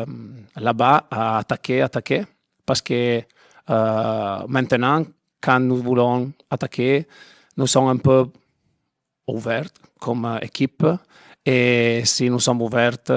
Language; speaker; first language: French; non-native, learner; Italian